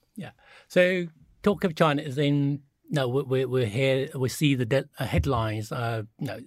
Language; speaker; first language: English; early bilingual, other home language; Chinese